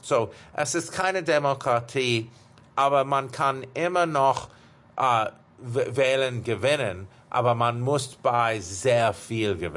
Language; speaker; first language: German; non-native, fluent; English